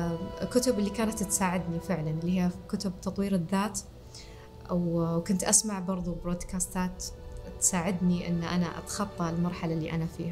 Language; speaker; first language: Arabic; native; Arabic